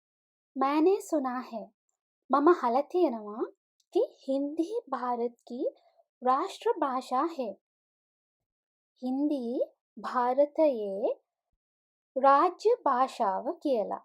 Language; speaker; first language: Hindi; non-native, fluent; Sinhala